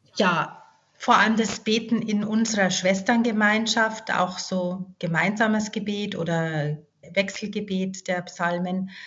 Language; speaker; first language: German; native; German